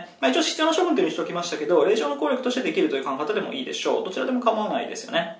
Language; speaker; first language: Japanese; native; Japanese